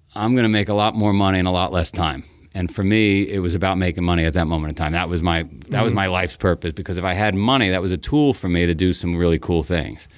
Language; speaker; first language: English; native; English